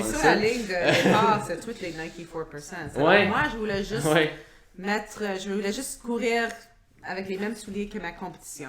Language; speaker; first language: French; non-native, local second language; English